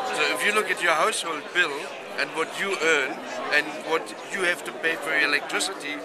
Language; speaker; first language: English; non-native, fluent; German